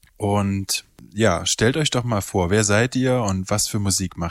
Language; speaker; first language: German; native; German